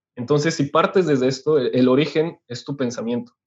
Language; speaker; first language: Spanish; native; Spanish